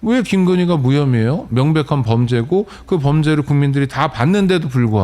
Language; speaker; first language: Korean; native; Korean